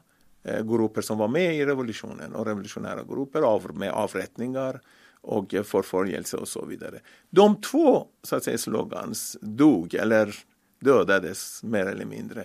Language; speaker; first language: Swedish; non-native, fluent; Persian